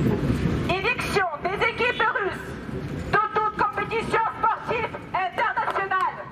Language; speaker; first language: French; non-native, fluent; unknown